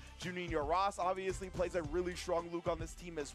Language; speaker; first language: English; native; English